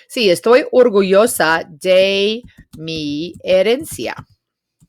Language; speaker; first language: Spanish; non-native, fluent; English